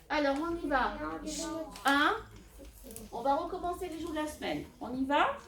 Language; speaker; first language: French; native; French